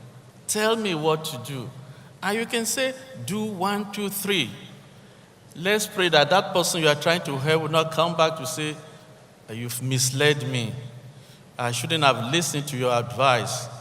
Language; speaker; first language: English; non-native, local second language; Yoruba